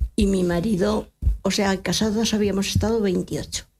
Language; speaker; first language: Spanish; native; Spanish